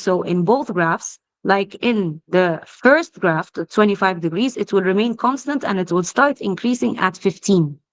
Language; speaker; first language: English; non-native, fluent; Arabic